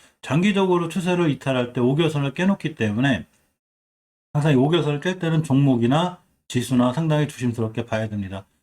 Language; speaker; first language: Korean; native; Korean